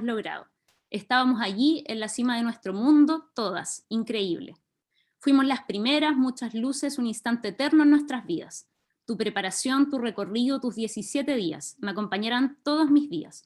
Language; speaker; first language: Spanish; native; Spanish